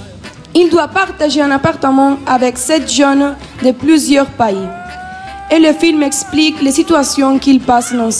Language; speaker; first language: French; non-native, learner; Spanish